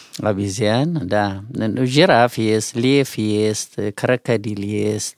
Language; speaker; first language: Russian; non-native, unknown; Amharic